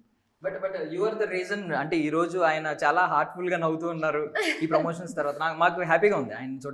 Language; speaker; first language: Telugu; native; Telugu